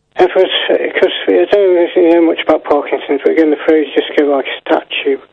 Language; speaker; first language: English; native; English